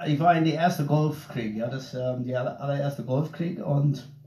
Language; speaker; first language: German; non-native, fluent; English